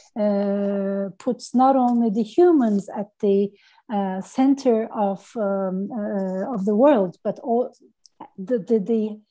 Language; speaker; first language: English; non-native, fluent; Turkish